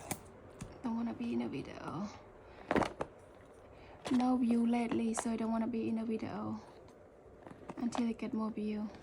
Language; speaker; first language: English; early bilingual, heritage; Khmer